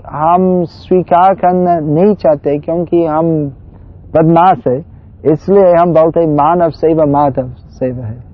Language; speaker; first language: Hindi; non-native, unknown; English